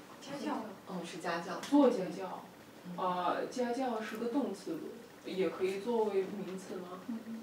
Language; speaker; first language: Chinese; non-native, fluent; Russian